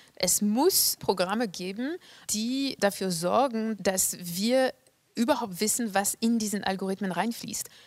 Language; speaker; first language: German; non-native, fluent; French